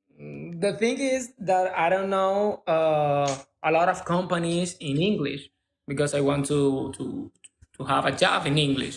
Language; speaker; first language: English; non-native, learner; Spanish